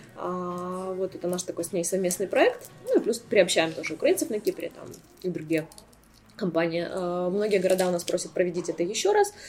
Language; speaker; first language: Russian; native; Russian